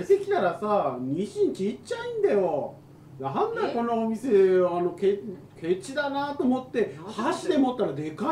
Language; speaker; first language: Japanese; native; Japanese